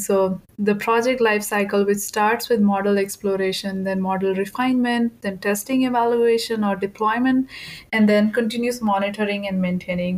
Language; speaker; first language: English; non-native, local second language; Hindi